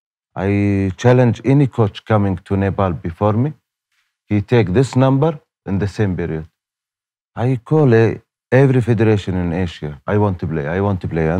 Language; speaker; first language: English; non-native, learner; Arabic